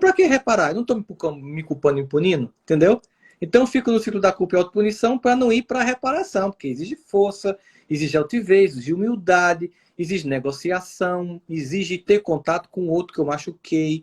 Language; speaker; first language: Portuguese; native; Portuguese